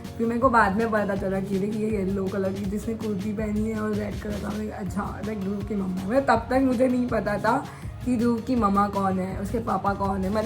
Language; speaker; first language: Hindi; native; Hindi